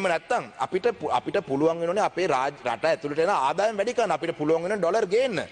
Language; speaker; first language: Sinhala; non-native, local second language; Tamil